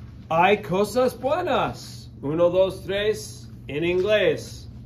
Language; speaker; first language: Spanish; non-native, fluent; English